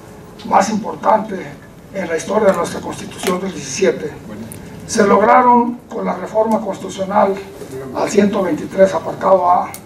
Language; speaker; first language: Spanish; native; Spanish